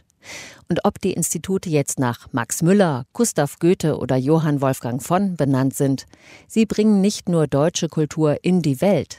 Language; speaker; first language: German; native; German